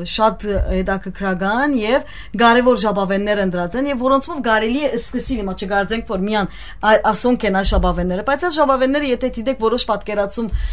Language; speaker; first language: Armenian; early bilingual, heritage; Armenian